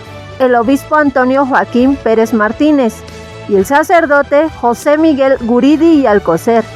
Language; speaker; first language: Spanish; native; Spanish